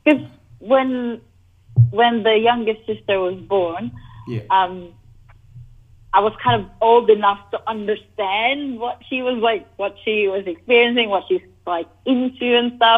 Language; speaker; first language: English; non-native, local second language; Cebuano